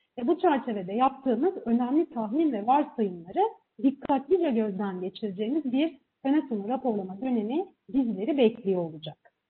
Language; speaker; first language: Turkish; native; Turkish